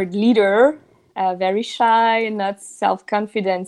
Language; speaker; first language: English; non-native, fluent; French